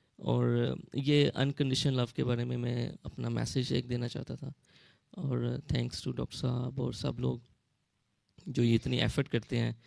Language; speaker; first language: Urdu; early bilingual, heritage; Urdu